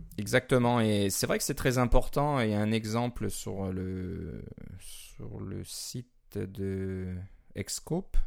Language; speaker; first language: French; native; French